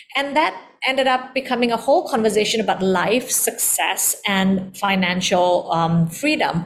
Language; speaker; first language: English; early bilingual, heritage; Indonesian